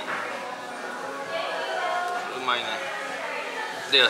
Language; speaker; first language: Japanese; native; Japanese